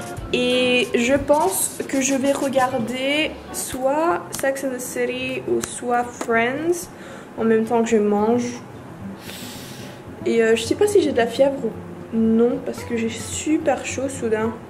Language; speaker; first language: French; non-native, fluent; Finnish